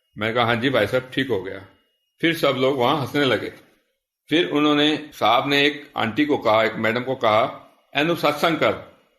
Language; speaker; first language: Hindi; native; Hindi